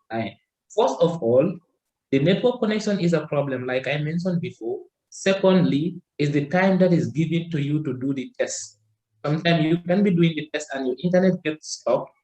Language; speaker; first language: English; non-native, learner; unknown